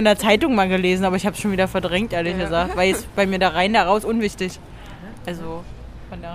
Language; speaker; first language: German; native; German